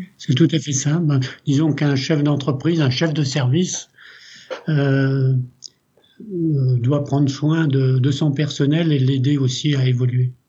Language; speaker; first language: French; early bilingual, other home language; Italian